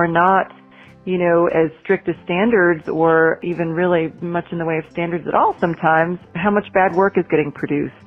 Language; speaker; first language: English; native; English